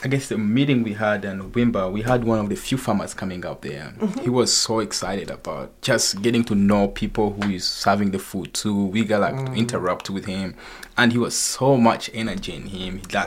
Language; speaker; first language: English; non-native, fluent; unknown